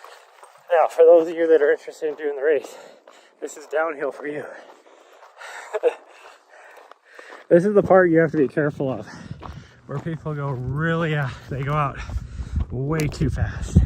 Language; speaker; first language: English; native; English